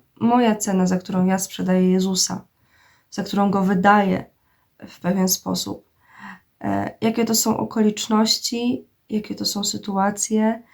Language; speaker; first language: Polish; native; Polish